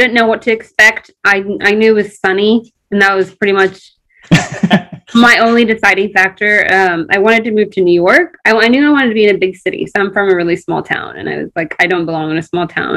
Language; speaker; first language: English; early bilingual, other home language; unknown